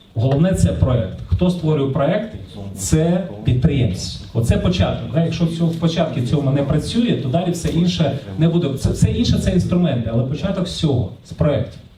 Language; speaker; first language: Ukrainian; non-native, local second language; Russian